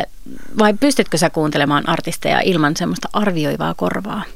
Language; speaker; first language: Finnish; native; Finnish